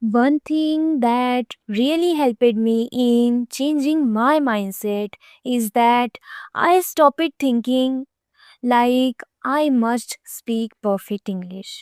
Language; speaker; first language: English; non-native, fluent; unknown